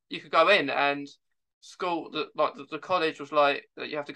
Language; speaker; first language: English; native; English